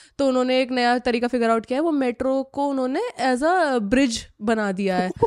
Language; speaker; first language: Hindi; native; Hindi